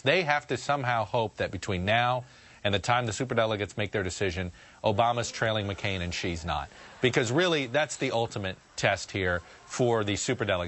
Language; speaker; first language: English; native; English